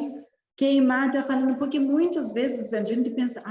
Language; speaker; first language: Portuguese; non-native, learner; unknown